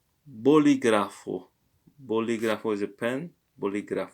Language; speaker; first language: Spanish; non-native, learner; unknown